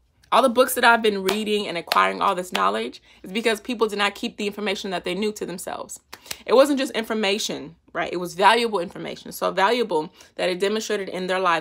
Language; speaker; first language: English; native; English